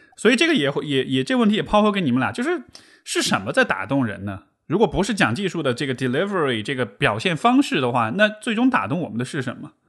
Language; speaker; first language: Chinese; native; Chinese